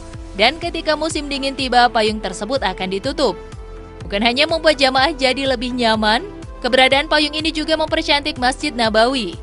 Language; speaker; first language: Indonesian; native; Indonesian